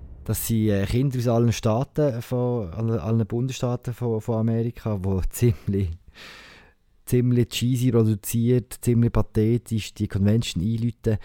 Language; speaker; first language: German; native; German